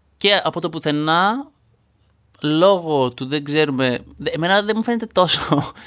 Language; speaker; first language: Greek; native; Greek